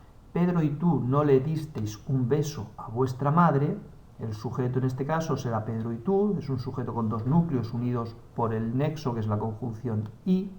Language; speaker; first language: Spanish; native; Spanish